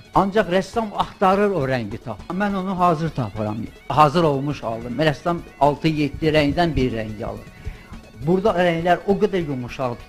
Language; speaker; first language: Azerbaijani; native; Azerbaijani